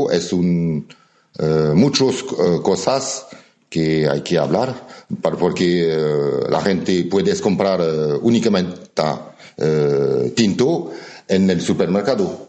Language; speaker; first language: Spanish; non-native, learner; French